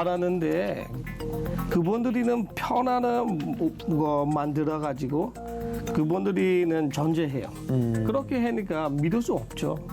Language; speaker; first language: Korean; non-native, learner; S'gaw Karen